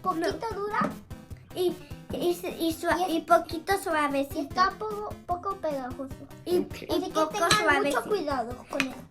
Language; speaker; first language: Spanish; native; Spanish